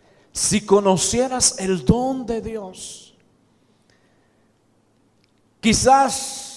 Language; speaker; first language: Spanish; native; Spanish